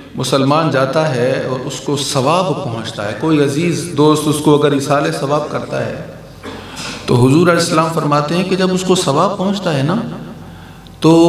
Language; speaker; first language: Urdu; non-native, local second language; Punjabi